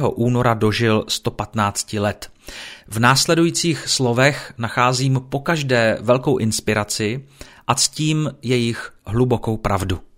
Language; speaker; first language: Czech; native; Czech